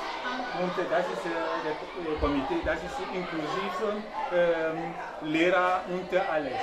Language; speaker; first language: German; non-native, learner; French